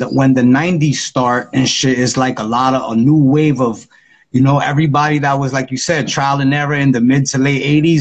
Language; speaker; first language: English; native; English